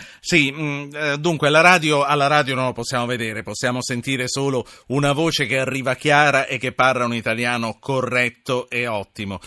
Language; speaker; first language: Italian; native; Italian